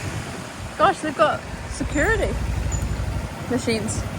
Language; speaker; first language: English; native; English